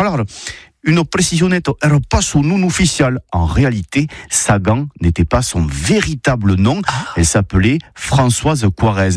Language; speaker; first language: French; native; French